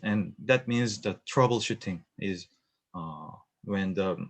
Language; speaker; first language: English; non-native, learner; Korean